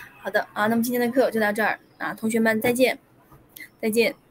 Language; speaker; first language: Chinese; native; Chinese